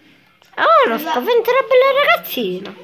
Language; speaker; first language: Italian; native; Italian